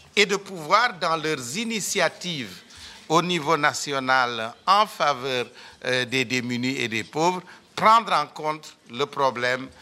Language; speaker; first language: French; non-native, local second language; Wolof